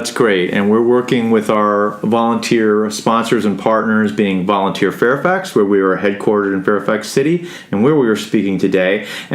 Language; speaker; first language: English; native; English